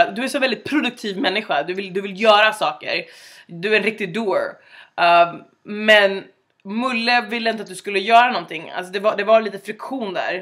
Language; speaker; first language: Swedish; native; Swedish